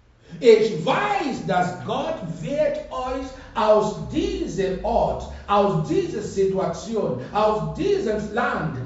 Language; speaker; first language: German; non-native, fluent; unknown